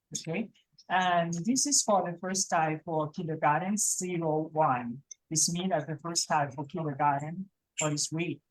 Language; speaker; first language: English; non-native, fluent; Thai